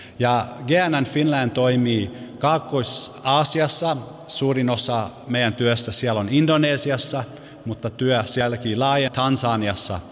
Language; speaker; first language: Finnish; early bilingual, heritage; Finnish